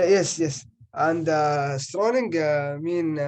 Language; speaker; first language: English; non-native, learner; Arabic